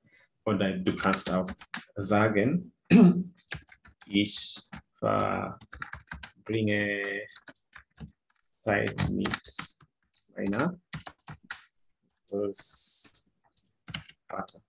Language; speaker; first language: German; non-native, fluent; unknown